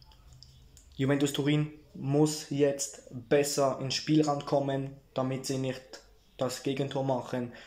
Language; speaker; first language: German; early bilingual, heritage; Italian